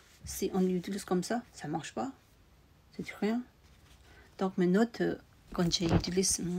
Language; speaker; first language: French; non-native, learner; Tibetan